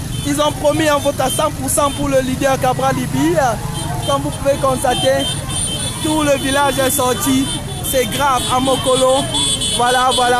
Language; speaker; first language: French; native; French